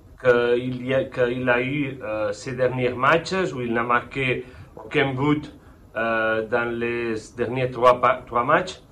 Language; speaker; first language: French; non-native, fluent; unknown